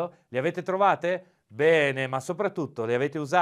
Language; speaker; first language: Italian; native; Italian